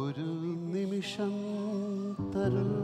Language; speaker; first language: Malayalam; native; Malayalam